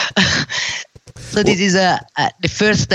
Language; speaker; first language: English; non-native, learner; Russian